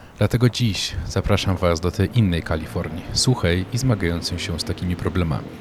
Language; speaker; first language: Polish; native; Polish